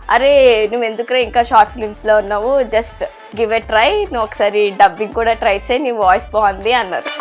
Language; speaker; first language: Telugu; native; Telugu